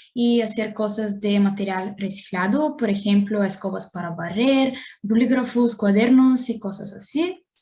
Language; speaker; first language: Spanish; non-native, fluent; Bulgarian